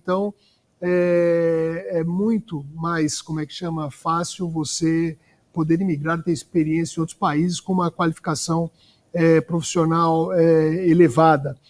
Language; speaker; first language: Portuguese; native; Portuguese